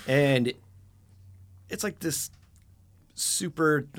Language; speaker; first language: English; native; English